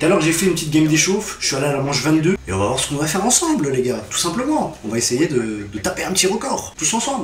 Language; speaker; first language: French; native; French